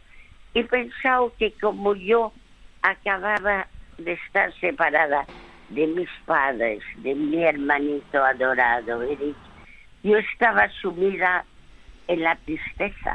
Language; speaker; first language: Spanish; early bilingual, other home language; French